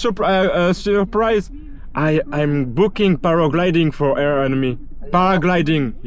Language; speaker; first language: English; non-native, learner; French